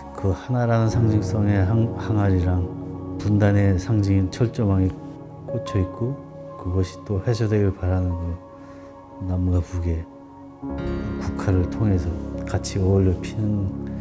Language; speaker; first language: Korean; native; Korean